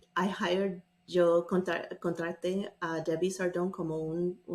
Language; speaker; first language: Spanish; non-native, fluent; English